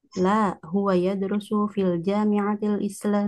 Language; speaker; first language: Arabic; non-native, learner; Indonesian